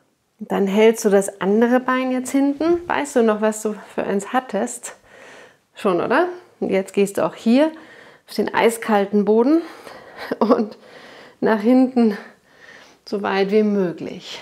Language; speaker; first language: German; native; German